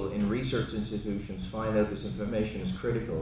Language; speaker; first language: English; native; English